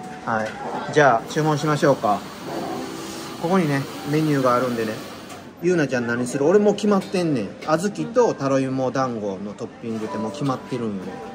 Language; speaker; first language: Japanese; native; Japanese